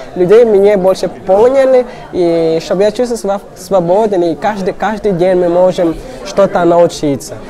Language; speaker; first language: Russian; non-native, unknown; Portuguese